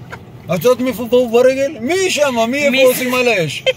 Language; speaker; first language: Hebrew; non-native, fluent; Nepali